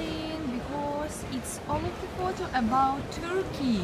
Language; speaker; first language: English; non-native, learner; Russian